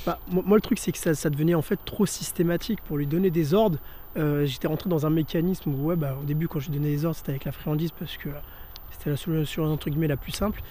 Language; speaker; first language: French; early bilingual, other home language; Portuguese